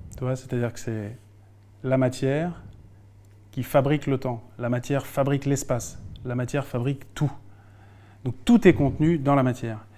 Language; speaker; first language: French; native; French